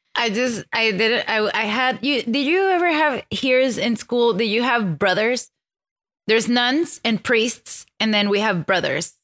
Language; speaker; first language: English; non-native, fluent; Spanish